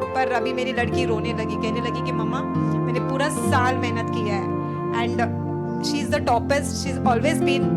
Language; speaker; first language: Hindi; non-native, local second language; Marathi